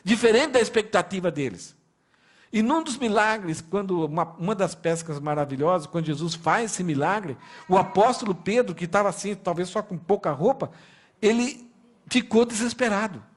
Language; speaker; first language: Portuguese; native; Portuguese